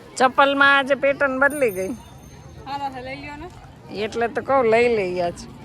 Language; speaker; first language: Gujarati; native; Gujarati